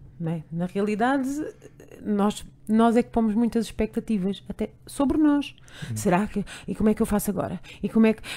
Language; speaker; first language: Portuguese; native; Portuguese